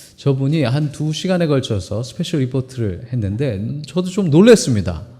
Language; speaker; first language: Korean; native; Korean